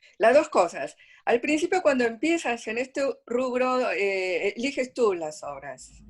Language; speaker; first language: Spanish; early bilingual, other home language; Korean